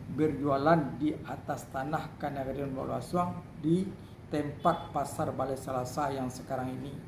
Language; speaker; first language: Indonesian; non-native, local second language; Minangkabau